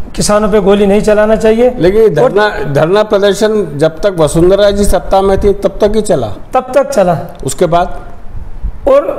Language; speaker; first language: Hindi; native; Hindi